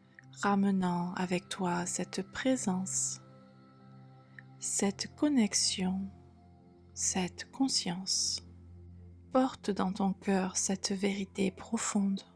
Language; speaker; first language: French; native; French